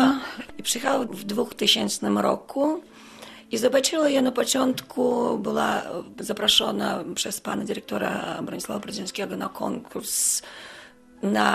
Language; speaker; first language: Polish; non-native, fluent; Russian